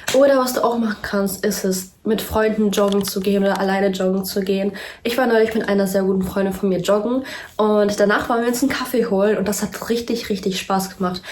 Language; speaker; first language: German; early bilingual, other home language; Russian